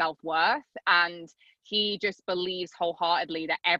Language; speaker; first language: English; native; English